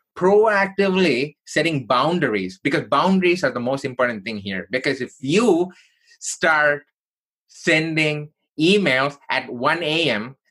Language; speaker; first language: English; non-native, local second language; Tamil